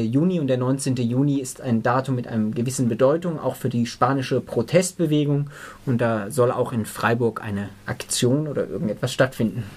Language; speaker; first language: German; native; German